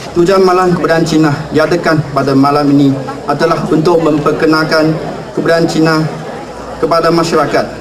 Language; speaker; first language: Malay; non-native, local second language; Chinese